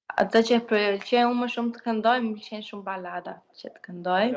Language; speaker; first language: Albanian; early bilingual, other home language; English